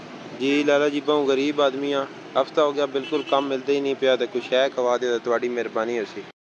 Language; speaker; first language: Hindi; non-native, local second language; Punjabi